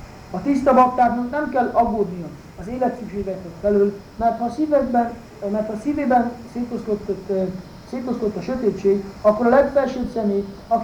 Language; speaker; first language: Hungarian; native; Hungarian